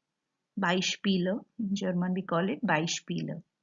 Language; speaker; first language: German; non-native, fluent; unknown